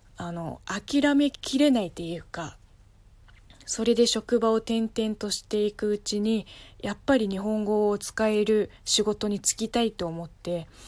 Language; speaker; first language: Japanese; non-native, fluent; Chinese